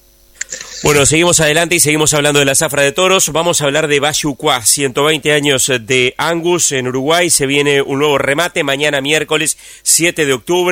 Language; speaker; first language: Spanish; native; Spanish